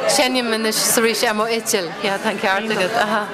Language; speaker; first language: Irish; non-native, fluent; German